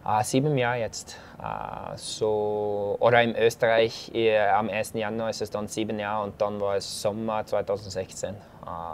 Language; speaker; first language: German; non-native, fluent; Norwegian